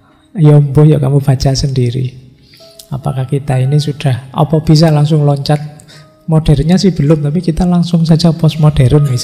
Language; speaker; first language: Indonesian; non-native, local second language; Javanese